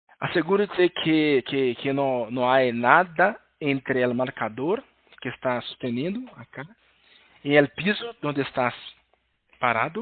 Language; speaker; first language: Spanish; non-native, learner; Portuguese